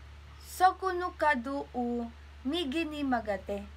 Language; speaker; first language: Japanese; non-native, learner; Filipino